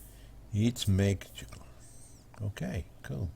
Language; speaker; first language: English; native; English